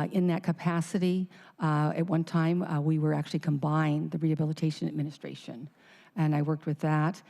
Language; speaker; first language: English; native; English